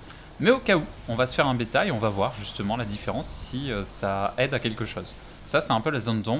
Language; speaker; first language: French; native; French